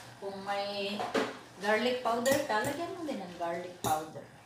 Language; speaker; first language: Filipino; native; Filipino